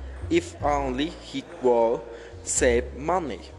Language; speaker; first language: English; non-native, learner; Spanish